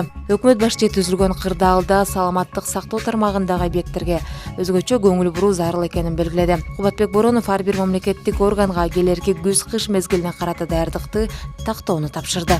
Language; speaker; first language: Kyrgyz; native; Kyrgyz